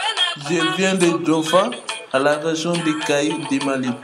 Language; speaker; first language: French; non-native, learner; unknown